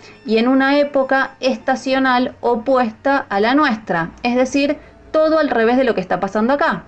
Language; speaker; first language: Spanish; native; Spanish